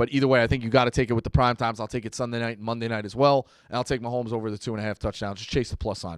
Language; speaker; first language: English; native; English